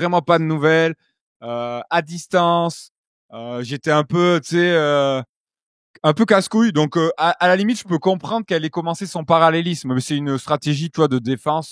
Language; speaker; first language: French; native; French